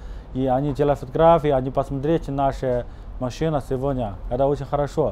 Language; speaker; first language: Russian; non-native, learner; Chinese